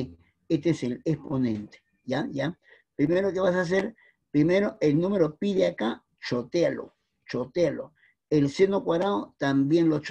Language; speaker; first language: Spanish; native; Spanish